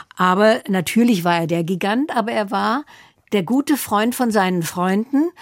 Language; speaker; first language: German; native; German